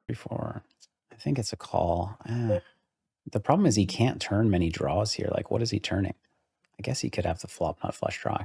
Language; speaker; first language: English; native; English